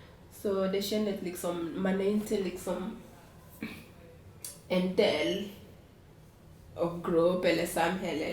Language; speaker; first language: Swedish; non-native, fluent; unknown